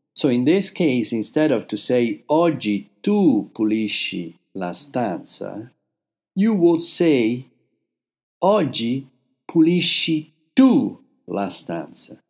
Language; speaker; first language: English; non-native, fluent; Italian